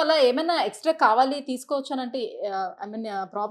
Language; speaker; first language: Telugu; native; Telugu